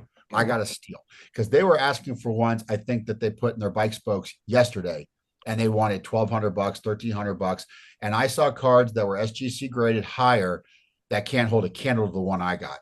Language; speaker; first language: English; native; English